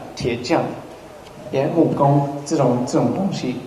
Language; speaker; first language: Chinese; non-native, fluent; English